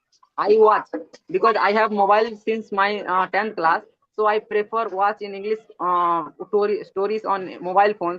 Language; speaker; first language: English; non-native, learner; Odia